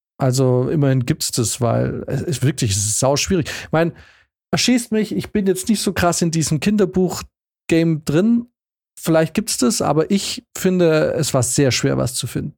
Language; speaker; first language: German; early bilingual, other home language; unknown